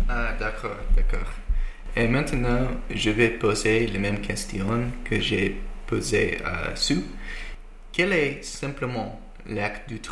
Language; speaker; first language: French; non-native, learner; English